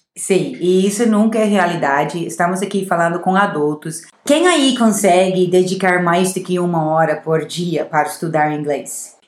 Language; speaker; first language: Portuguese; non-native, fluent; English